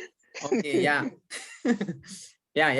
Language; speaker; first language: English; non-native, fluent; Telugu